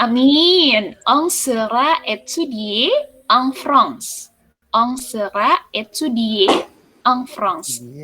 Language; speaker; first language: French; non-native, fluent; Indonesian